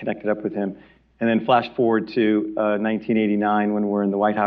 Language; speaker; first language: English; native; English